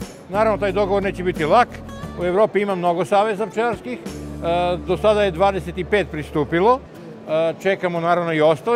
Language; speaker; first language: Serbian; native; Serbian